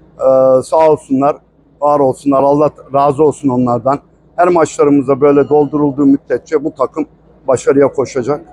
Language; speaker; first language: Turkish; native; Turkish